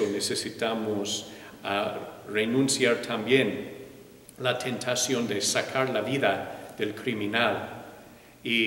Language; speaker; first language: Spanish; non-native, fluent; English